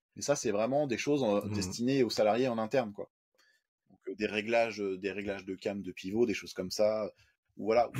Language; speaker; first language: French; native; French